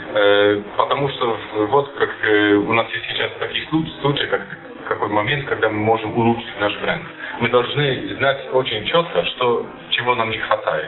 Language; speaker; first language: Russian; non-native, fluent; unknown